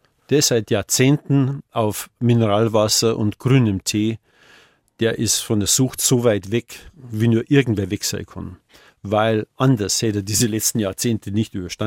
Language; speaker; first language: German; native; German